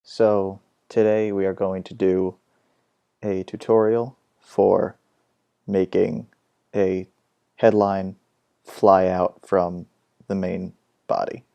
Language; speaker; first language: English; native; English